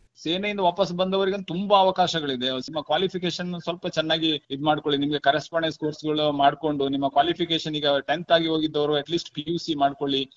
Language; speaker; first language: Kannada; non-native, local second language; Kodava